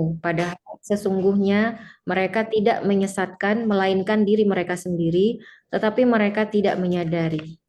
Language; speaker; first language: Indonesian; native; Indonesian